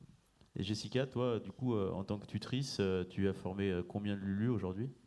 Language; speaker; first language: French; native; French